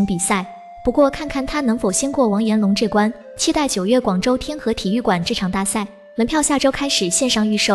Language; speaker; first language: Chinese; native; Chinese